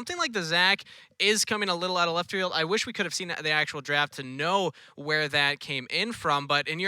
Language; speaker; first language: English; native; English